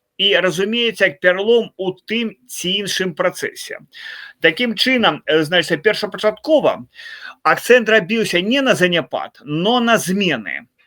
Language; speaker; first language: Belarusian; native; Belarusian